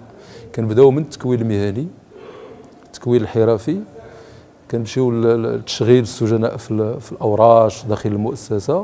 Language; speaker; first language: Arabic; native; Arabic